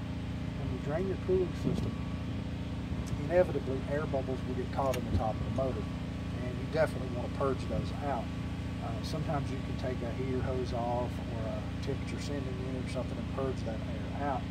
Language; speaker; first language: English; native; English